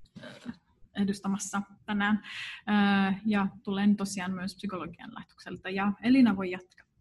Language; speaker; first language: Finnish; non-native, fluent; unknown